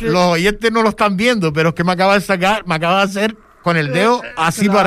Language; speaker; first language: Spanish; native; Spanish